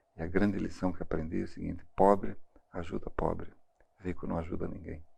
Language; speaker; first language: Portuguese; early bilingual, other home language; German